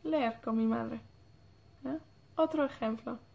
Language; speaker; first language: Spanish; non-native, fluent; Welsh